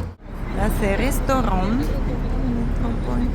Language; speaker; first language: French; non-native, learner; Russian